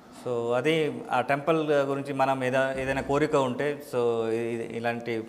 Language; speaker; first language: Telugu; non-native, learner; Kannada